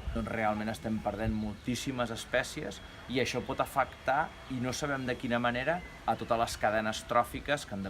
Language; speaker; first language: Catalan; native; Catalan